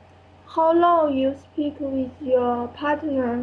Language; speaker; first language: English; non-native, learner; French